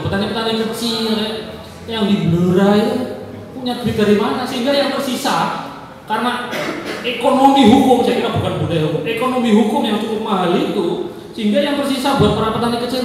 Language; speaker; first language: Indonesian; native; Indonesian